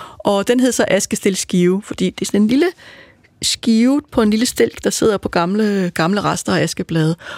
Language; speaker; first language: Danish; native; Danish